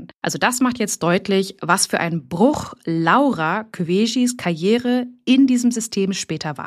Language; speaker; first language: German; native; German